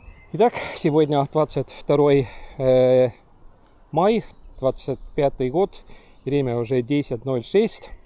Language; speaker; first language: Russian; non-native, local second language; Estonian